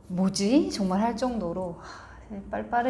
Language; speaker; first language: Korean; native; Korean